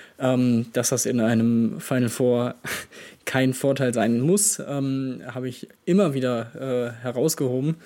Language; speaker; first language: German; native; German